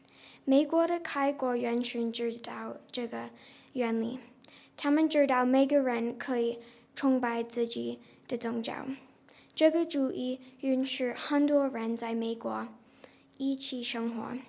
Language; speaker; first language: Chinese; non-native, learner; English